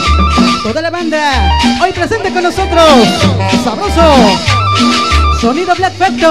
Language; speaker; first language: Spanish; native; Spanish